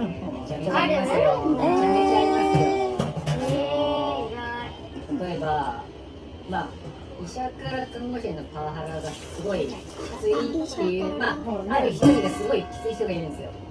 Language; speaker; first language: Japanese; native; Japanese